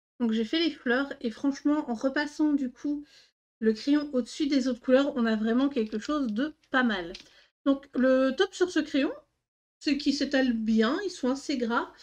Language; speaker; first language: French; native; French